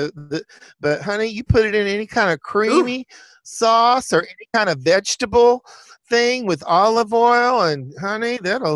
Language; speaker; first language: English; native; English